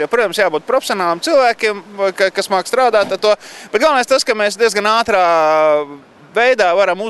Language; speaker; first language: Latvian; native; Latvian